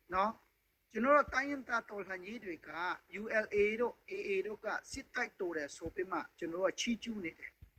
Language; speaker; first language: Burmese; non-native, local second language; Hakha Chin